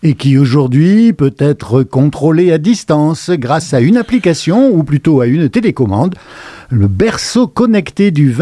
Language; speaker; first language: French; native; French